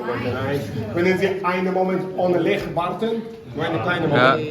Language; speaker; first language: German; non-native, learner; Spanish